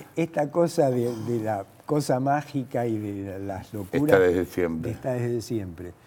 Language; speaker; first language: Spanish; native; Spanish